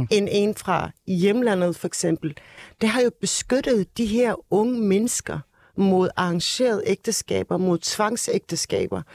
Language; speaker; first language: Danish; early bilingual, other home language; Turkish